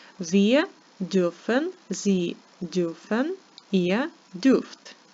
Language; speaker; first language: German; non-native, fluent; Ukrainian